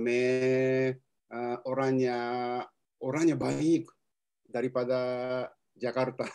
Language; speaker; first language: Indonesian; non-native, fluent; Japanese